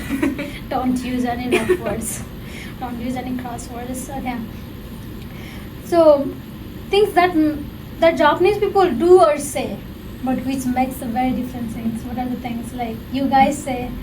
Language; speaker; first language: English; non-native, fluent; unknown